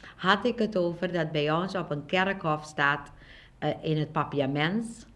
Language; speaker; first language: Dutch; non-native, local second language; Papiamento